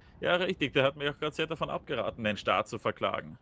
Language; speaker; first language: German; native; German